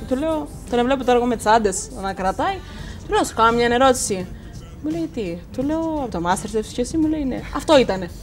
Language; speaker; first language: Greek; native; Greek